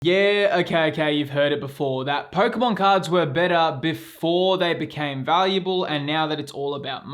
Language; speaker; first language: English; native; English